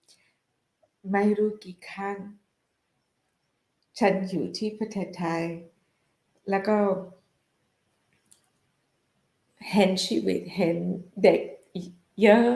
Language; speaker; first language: Thai; non-native, fluent; English